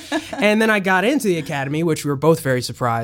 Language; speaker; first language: English; native; English